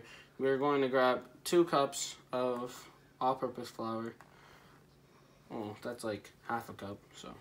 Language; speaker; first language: English; early bilingual, other home language; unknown